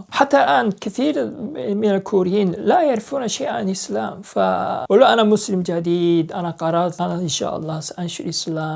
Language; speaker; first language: Arabic; non-native, learner; Korean